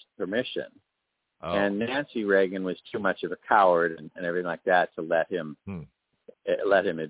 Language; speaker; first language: English; native; English